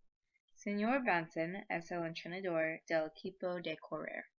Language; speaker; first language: Spanish; non-native, learner; English